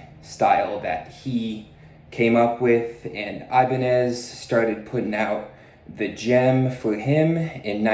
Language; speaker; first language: English; native; English